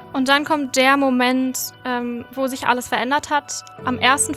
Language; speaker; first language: German; native; German